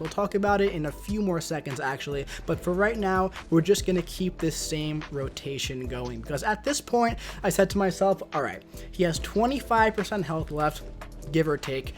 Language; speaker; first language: English; native; English